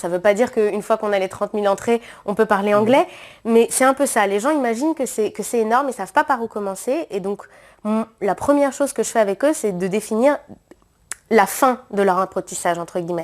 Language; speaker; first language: French; native; French